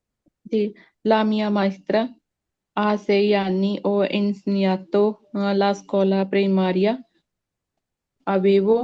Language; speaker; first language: Italian; non-native, learner; Punjabi